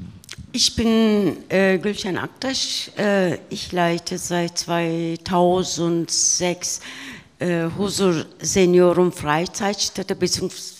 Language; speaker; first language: German; early bilingual, other home language; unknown